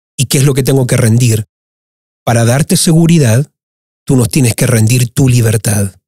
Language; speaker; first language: Spanish; early bilingual, heritage; Spanish